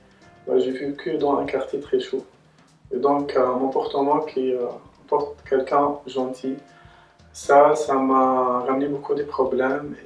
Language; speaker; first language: French; non-native, local second language; Arabic